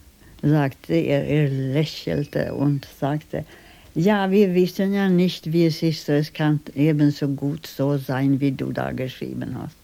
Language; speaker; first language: German; non-native, fluent; Swedish